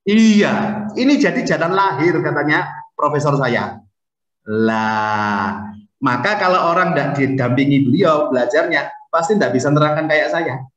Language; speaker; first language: Indonesian; native; Indonesian